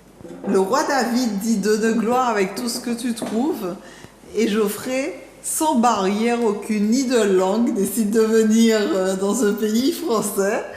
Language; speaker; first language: French; native; French